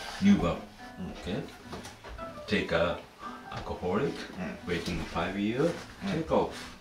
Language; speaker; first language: English; non-native, learner; Japanese